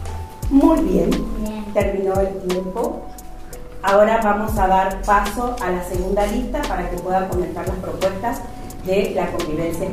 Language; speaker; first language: Spanish; native; Spanish